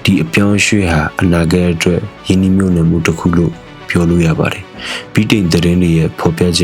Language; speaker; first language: Burmese; native; Burmese